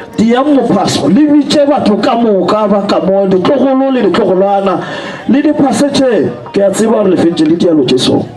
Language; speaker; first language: Northern Sotho; native; Northern Sotho